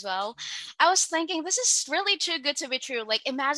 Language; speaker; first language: English; non-native, local second language; Filipino